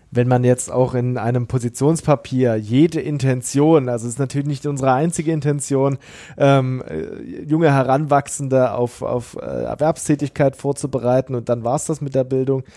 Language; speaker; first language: German; native; German